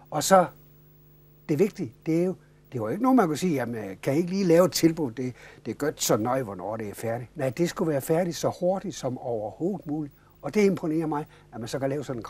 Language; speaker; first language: Danish; native; Danish